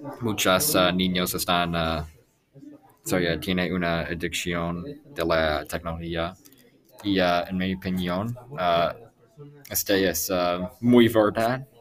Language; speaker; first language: Spanish; non-native, learner; English